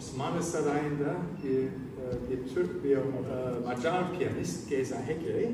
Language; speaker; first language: Turkish; non-native, learner; Hungarian